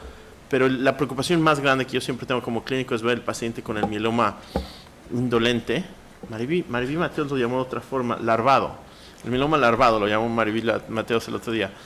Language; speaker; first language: Spanish; native; Spanish